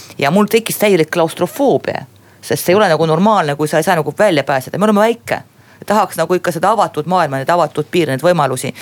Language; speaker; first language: Estonian; non-native, local second language; Russian